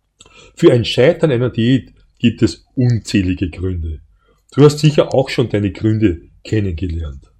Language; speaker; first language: German; native; German